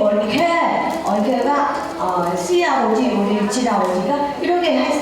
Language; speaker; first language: Korean; non-native, learner; Vietnamese